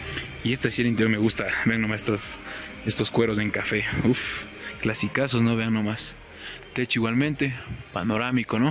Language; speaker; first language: Spanish; native; Spanish